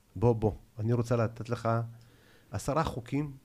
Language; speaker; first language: Hebrew; early bilingual, other home language; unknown